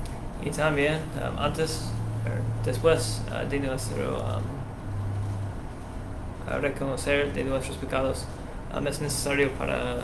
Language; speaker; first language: Spanish; non-native, learner; English